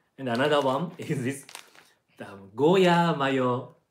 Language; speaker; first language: English; non-native, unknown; Japanese